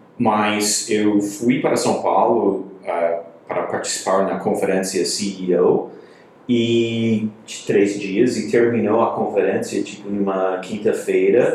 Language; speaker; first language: Portuguese; non-native, fluent; English